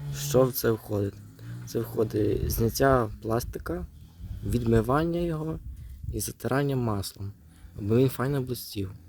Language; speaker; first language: Ukrainian; native; Ukrainian